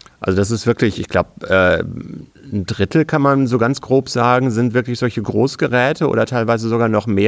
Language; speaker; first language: German; native; German